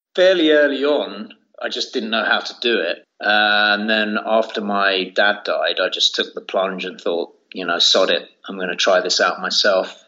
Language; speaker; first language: English; native; English